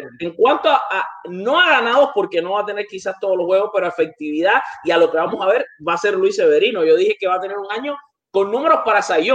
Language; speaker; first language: Spanish; native; Spanish